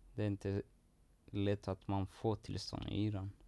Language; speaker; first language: Swedish; non-native, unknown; Persian